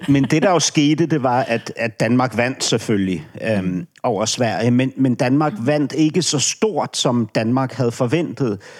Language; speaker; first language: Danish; native; Danish